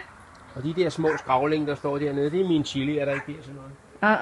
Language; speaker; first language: Danish; native; Danish